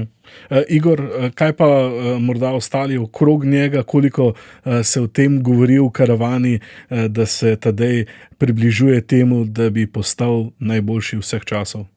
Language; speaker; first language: Slovenian; native; Slovenian